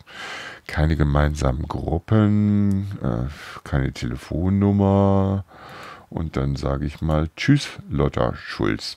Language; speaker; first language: German; native; German